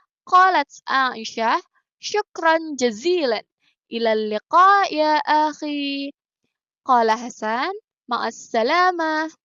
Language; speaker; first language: Arabic; non-native, learner; Indonesian